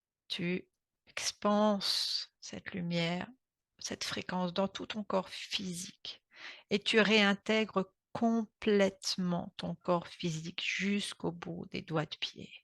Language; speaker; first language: French; native; French